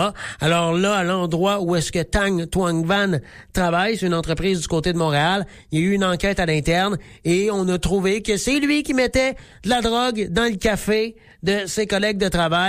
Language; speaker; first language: French; native; French